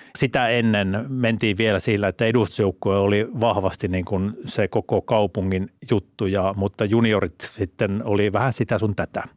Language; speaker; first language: Finnish; native; Finnish